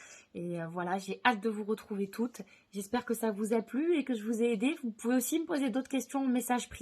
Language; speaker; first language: French; native; French